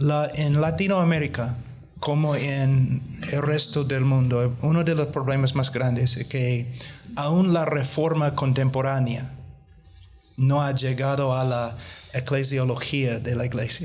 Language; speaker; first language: Spanish; non-native, fluent; English